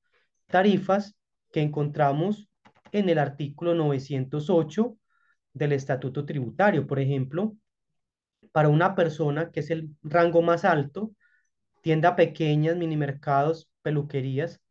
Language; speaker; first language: Spanish; native; Spanish